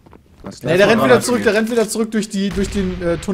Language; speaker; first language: German; native; German